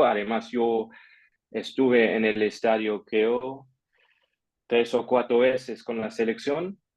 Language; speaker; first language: Spanish; non-native, fluent; German